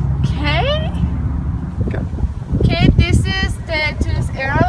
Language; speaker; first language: Spanish; non-native, learner; English